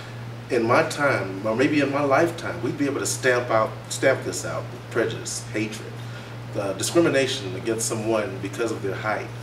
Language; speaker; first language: English; native; English